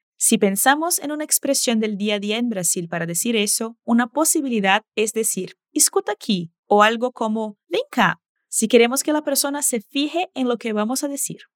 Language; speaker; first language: Spanish; non-native, fluent; Portuguese